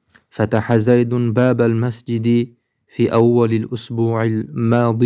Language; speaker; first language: Arabic; non-native, fluent; Uzbek